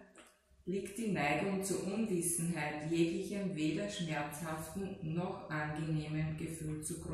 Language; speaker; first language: German; native; German